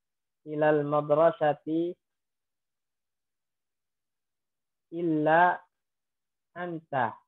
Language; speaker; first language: Arabic; non-native, fluent; Indonesian